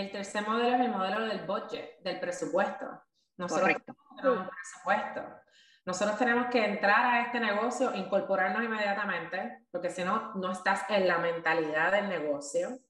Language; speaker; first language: Spanish; native; Spanish